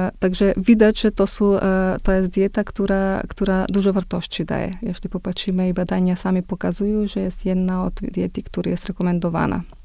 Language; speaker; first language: Polish; non-native, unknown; Macedonian